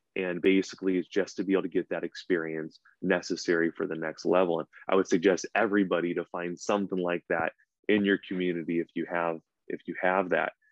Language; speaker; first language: English; native; English